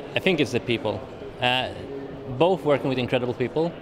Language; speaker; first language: English; non-native, fluent; Swedish